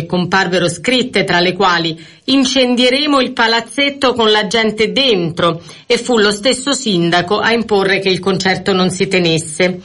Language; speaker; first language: Italian; native; Italian